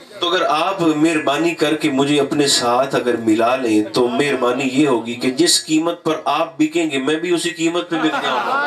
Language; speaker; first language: Urdu; non-native, local second language; Punjabi